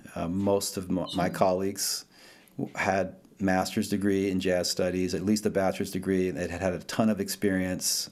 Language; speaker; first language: English; early bilingual, other home language; Italian